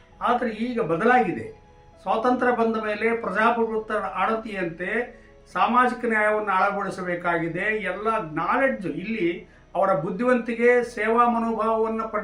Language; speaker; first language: Kannada; native; Kannada